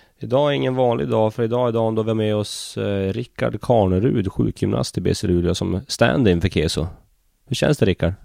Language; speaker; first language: Swedish; native; Swedish